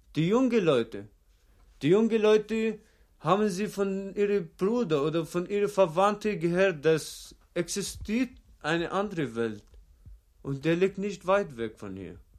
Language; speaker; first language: German; non-native, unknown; Arabic